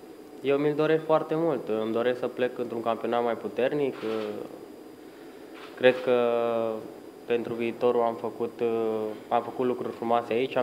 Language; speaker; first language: Romanian; early bilingual, heritage; Romanian